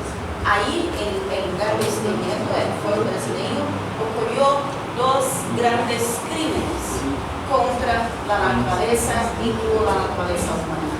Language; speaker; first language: Spanish; non-native, fluent; Portuguese